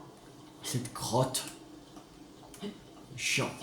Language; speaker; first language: French; native; French